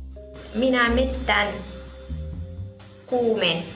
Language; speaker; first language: Finnish; non-native, learner; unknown